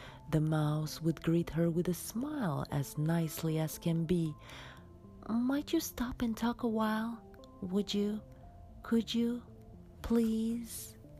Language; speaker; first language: English; non-native, fluent; Romanian